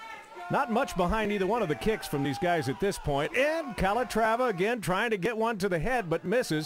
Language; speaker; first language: English; native; English